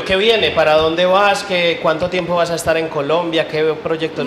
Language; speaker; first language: Spanish; native; Spanish